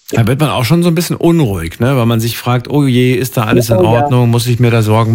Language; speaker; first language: German; native; German